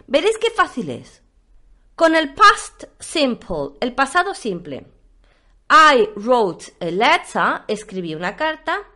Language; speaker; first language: Spanish; native; Spanish